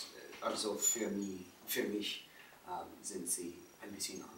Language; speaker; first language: German; non-native, learner; English